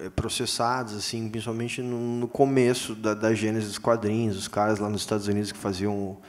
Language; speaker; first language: Portuguese; native; Portuguese